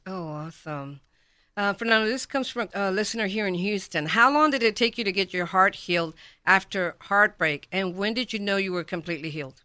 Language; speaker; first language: English; native; English